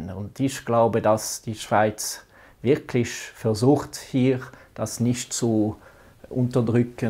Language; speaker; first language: German; non-native, local second language; French